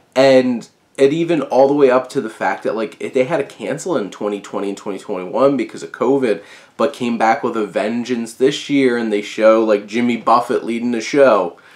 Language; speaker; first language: English; native; English